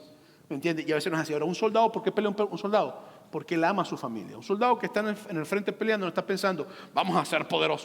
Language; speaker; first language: Spanish; native; Spanish